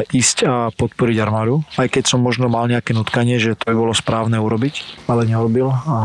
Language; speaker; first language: Slovak; early bilingual, other home language; Ukrainian